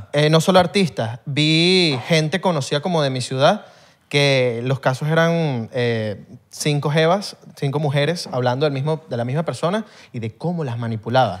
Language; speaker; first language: Spanish; native; Spanish